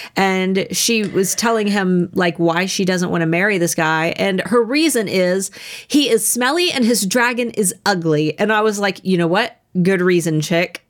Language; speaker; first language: English; native; English